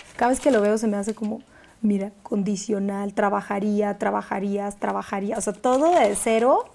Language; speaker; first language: Spanish; non-native, fluent; Russian